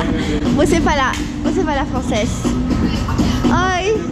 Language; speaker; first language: Portuguese; non-native, learner; French